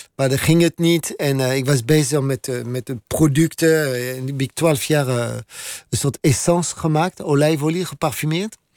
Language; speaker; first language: Dutch; non-native, learner; French